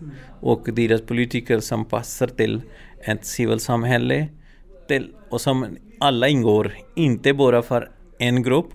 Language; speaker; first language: Swedish; non-native, learner; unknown